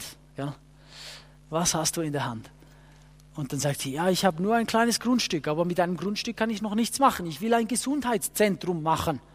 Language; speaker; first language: German; non-native, fluent; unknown